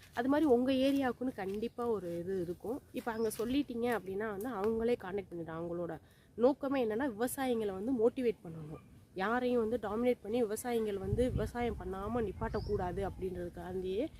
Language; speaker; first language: Tamil; native; Tamil